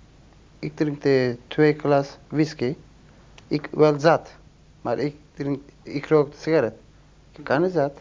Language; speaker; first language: Dutch; non-native, learner; Turkish